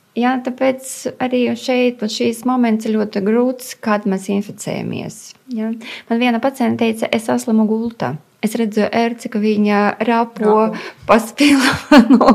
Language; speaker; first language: Latvian; non-native, local second language; Russian